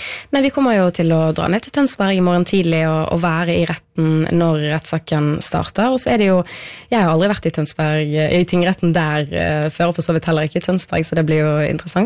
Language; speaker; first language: Norwegian; native; Norwegian